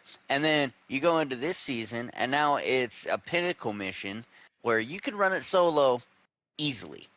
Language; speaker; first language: English; native; English